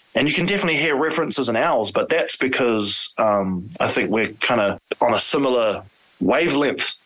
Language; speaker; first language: English; native; English